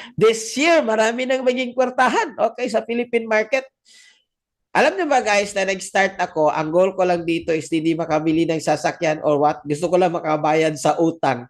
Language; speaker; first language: Filipino; non-native, local second language; Cebuano